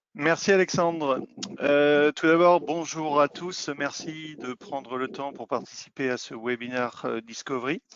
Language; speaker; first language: French; native; French